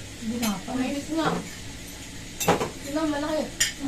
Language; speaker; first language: Filipino; native; Filipino